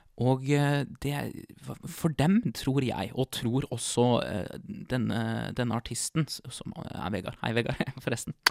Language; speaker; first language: Norwegian; native; Norwegian